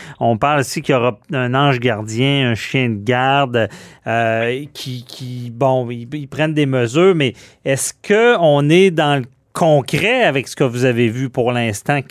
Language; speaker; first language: French; native; French